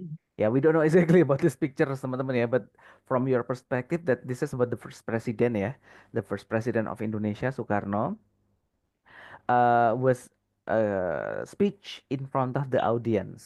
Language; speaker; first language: English; non-native, fluent; Indonesian